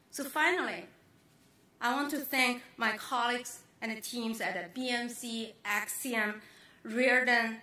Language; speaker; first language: English; non-native, fluent; Chinese